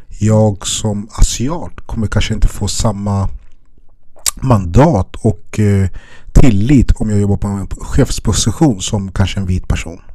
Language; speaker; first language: Swedish; early bilingual, other home language; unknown